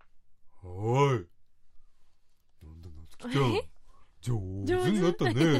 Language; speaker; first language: Japanese; native; Japanese